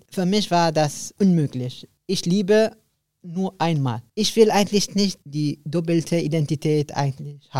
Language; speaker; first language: German; non-native, learner; Arabic